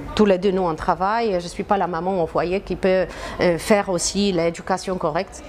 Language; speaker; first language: French; non-native, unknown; Polish